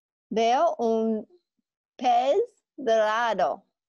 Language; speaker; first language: Spanish; non-native, learner; English